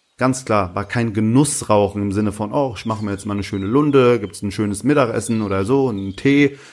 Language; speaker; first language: German; early bilingual, other home language; Turkish